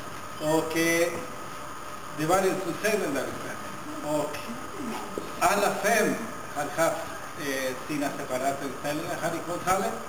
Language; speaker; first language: Swedish; non-native, fluent; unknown